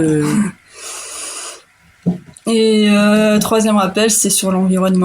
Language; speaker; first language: French; native; French